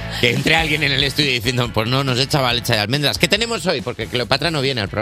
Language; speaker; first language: Spanish; native; Spanish